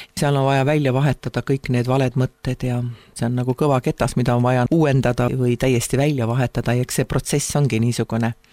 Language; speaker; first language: Estonian; native; Estonian